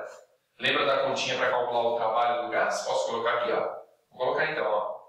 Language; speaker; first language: Portuguese; native; Portuguese